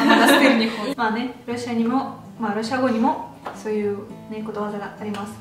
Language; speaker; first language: Japanese; non-native, fluent; Russian